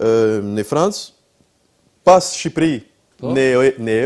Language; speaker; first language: Albanian; non-native, learner; French